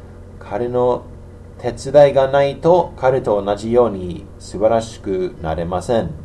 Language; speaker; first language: Japanese; non-native, learner; English